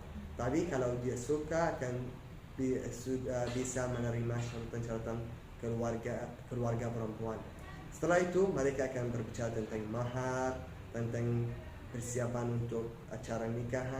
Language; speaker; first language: Indonesian; non-native, learner; Arabic